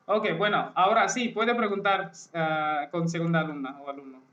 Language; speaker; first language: Spanish; non-native, learner; Hindi